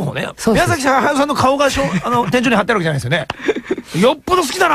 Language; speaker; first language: Japanese; native; Japanese